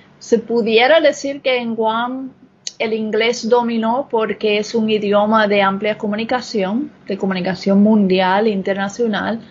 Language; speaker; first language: Spanish; non-native, fluent; English